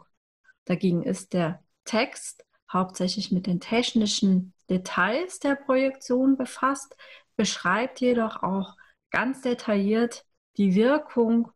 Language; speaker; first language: German; native; German